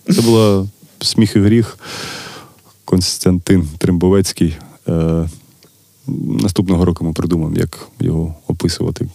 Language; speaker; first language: Ukrainian; non-native, local second language; Russian